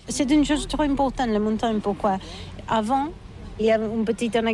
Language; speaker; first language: French; non-native, learner; Catalan